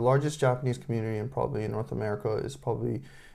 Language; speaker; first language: English; non-native, fluent; Japanese